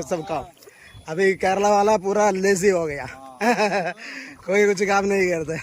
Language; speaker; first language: Hindi; non-native, local second language; Malayalam